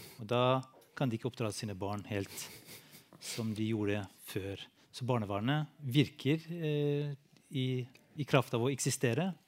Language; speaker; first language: Norwegian; non-native, fluent; Albanian